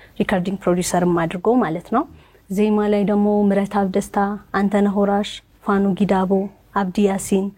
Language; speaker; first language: Amharic; native; Amharic